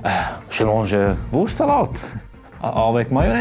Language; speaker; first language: French; non-native, local second language; German